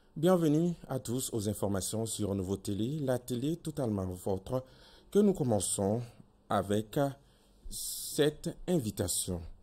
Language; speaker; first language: French; non-native, local second language; Bambara